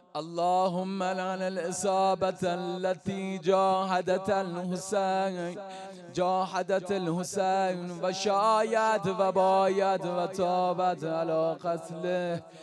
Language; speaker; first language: Arabic; non-native, fluent; Persian